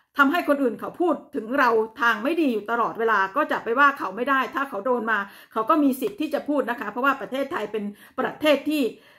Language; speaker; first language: Thai; native; Thai